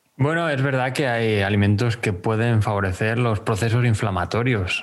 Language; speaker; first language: Spanish; native; Spanish